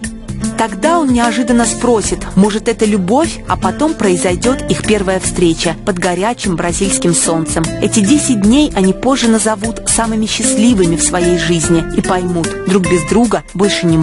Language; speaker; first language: Russian; native; Russian